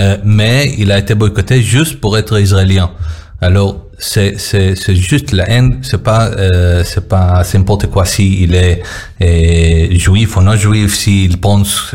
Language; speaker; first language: French; non-native, learner; Hebrew